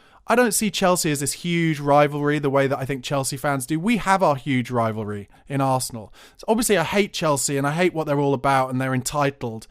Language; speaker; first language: English; native; English